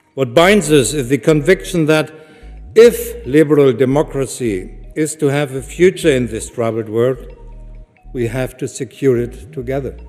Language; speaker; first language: English; non-native, fluent; German